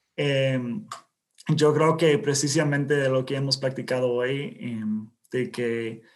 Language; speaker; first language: Spanish; non-native, fluent; English